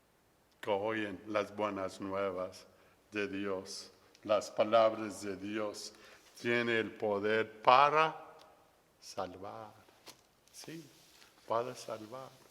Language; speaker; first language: Spanish; non-native, fluent; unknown